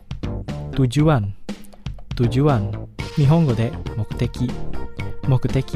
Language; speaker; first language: Japanese; non-native, fluent; Indonesian